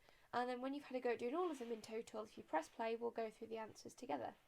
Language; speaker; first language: English; native; English